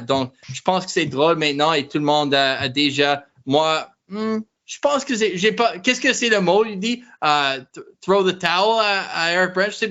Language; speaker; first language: French; non-native, learner; English